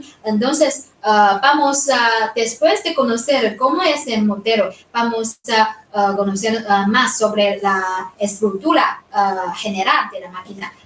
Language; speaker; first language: Spanish; non-native, fluent; Chinese